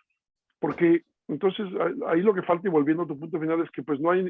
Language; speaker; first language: Spanish; native; Spanish